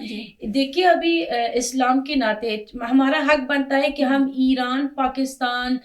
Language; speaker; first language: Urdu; non-native, fluent; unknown